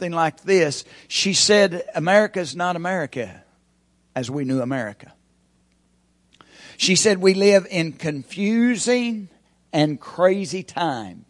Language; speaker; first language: English; native; English